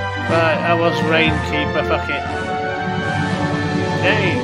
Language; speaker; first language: English; native; English